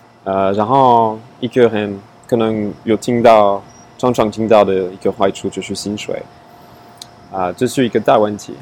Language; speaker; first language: Chinese; non-native, fluent; French